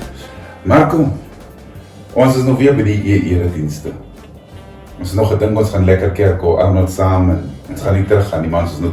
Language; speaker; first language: Afrikaans; native; Afrikaans